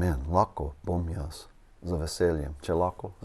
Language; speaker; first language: Slovenian; non-native, learner; English